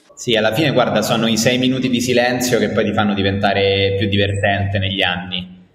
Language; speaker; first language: Italian; native; Italian